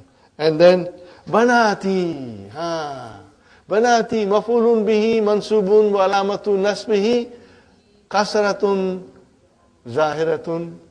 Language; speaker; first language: Arabic; non-native, fluent; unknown